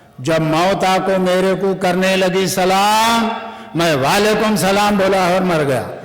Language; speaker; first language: Urdu; native; Urdu